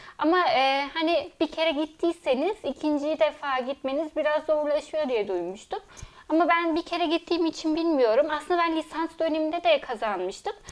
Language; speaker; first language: Turkish; early bilingual, heritage; Turkish